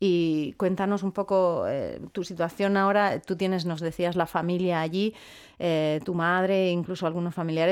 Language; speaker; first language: Spanish; native; Spanish